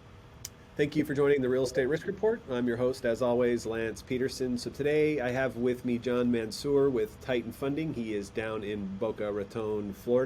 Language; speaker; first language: English; native; English